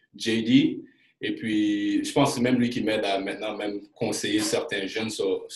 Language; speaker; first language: French; early bilingual, other home language; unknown